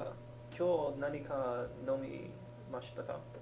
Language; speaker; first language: Japanese; non-native, learner; English